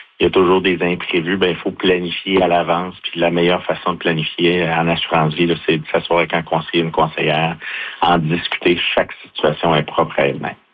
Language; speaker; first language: French; native; French